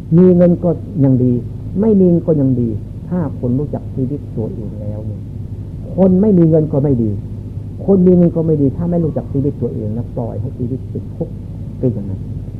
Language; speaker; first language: Thai; non-native, local second language; Lao